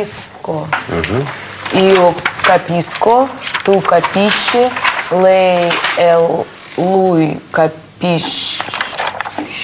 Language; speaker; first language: Italian; non-native, learner; Russian